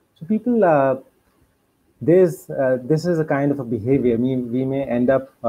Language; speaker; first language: English; non-native, local second language; Hindi